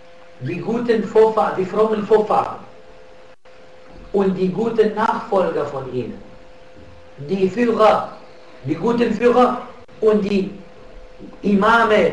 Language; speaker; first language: German; non-native, fluent; Arabic